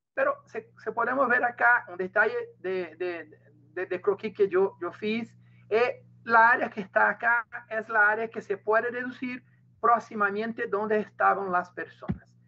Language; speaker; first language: Spanish; non-native, learner; Portuguese